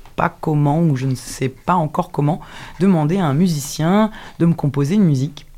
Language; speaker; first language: French; native; French